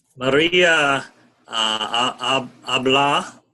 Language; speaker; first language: Spanish; non-native, learner; English